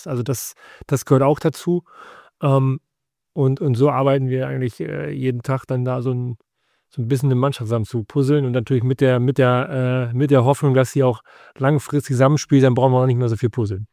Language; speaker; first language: German; native; German